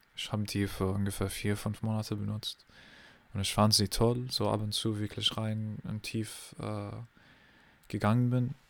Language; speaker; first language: German; non-native, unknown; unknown